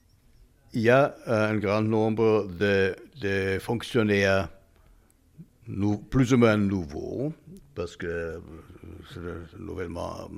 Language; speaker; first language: French; non-native, fluent; German